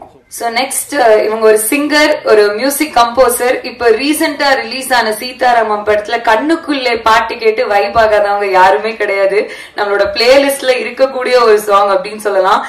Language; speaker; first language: Tamil; native; Tamil